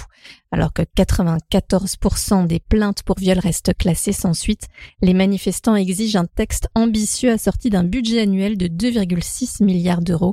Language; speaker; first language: French; native; French